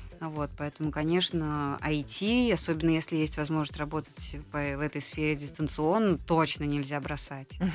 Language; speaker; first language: Russian; native; Russian